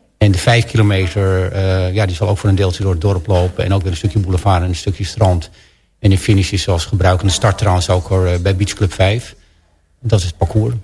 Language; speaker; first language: Dutch; native; Dutch